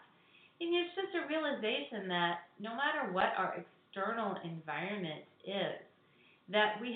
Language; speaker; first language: English; native; English